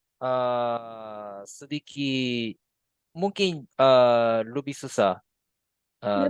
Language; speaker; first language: Indonesian; non-native, fluent; Japanese